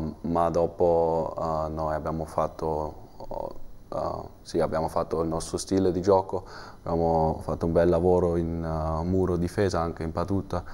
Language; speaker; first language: Italian; non-native, learner; German